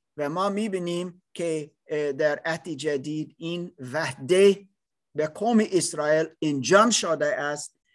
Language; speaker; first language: Persian; non-native, learner; English